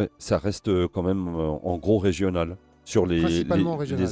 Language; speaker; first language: French; native; French